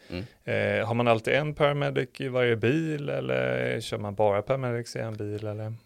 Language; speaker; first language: Swedish; native; Swedish